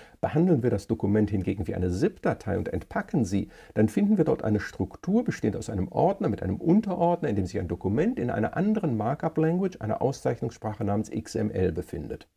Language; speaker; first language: German; native; German